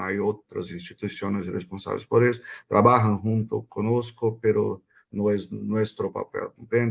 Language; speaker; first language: Spanish; non-native, fluent; Portuguese